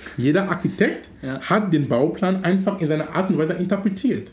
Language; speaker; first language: German; non-native, fluent; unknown